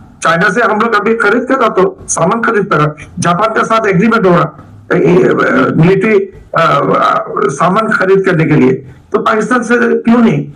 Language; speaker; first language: Hindi; non-native, learner; Bangla